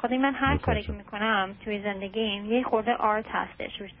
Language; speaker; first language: Persian; early bilingual, heritage; Persian